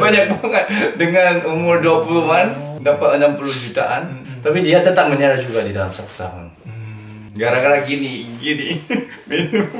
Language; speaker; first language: Indonesian; non-native, fluent; Korean